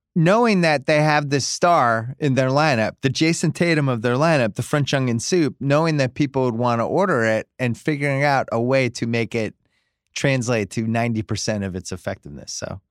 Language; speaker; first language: English; native; English